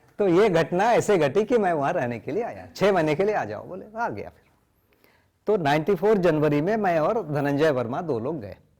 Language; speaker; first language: Hindi; non-native, local second language; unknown